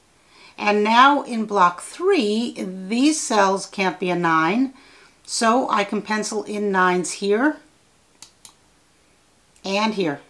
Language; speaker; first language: English; native; English